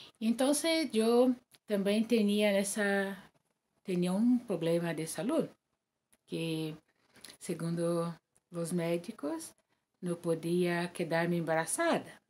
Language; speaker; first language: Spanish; non-native, learner; Portuguese